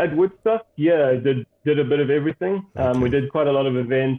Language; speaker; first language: English; native; English